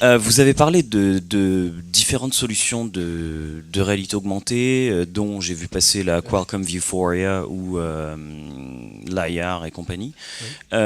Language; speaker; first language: French; native; French